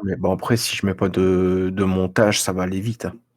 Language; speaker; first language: French; native; French